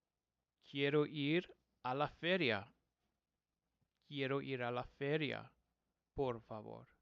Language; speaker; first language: Spanish; non-native, fluent; English